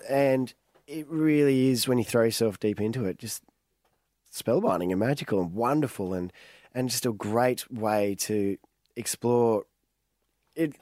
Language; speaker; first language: English; native; English